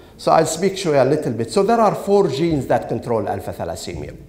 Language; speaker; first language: English; non-native, fluent; Arabic